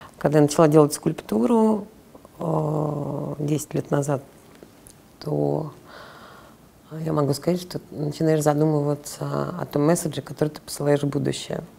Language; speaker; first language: Russian; native; Russian